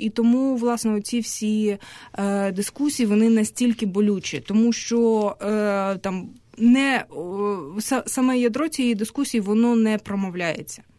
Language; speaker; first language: Ukrainian; non-native, local second language; Russian